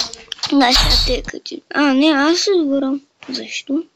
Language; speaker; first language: Bulgarian; native; Bulgarian